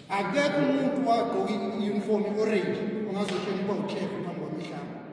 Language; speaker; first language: Zulu; native; Zulu